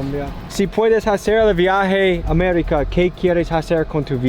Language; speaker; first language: Spanish; non-native, learner; English